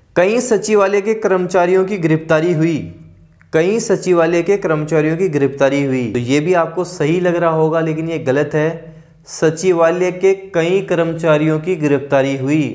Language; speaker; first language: Hindi; native; Hindi